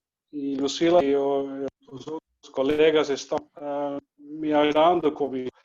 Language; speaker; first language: Portuguese; non-native, learner; Dutch